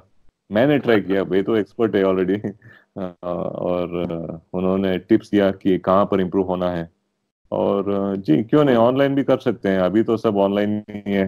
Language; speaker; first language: Hindi; non-native, local second language; Telugu